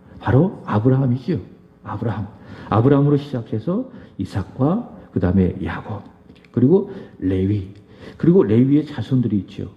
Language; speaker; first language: Korean; native; Korean